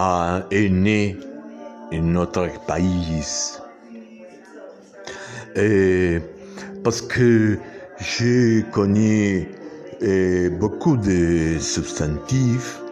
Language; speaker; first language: French; non-native, learner; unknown